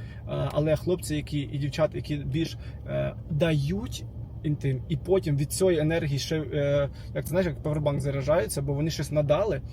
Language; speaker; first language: Ukrainian; non-native, local second language; Russian